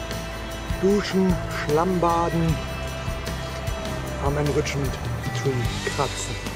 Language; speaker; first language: German; native; German